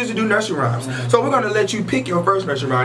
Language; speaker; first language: English; native; English